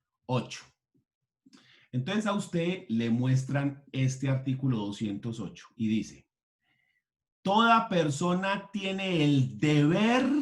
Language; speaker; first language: Spanish; native; Spanish